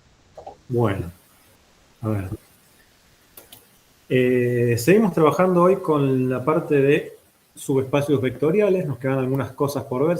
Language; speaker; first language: Spanish; native; Spanish